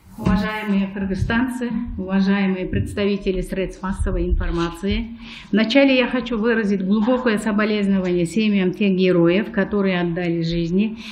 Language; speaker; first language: Russian; non-native, local second language; Kyrgyz